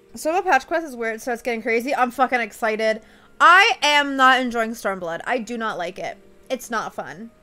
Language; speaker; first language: English; native; English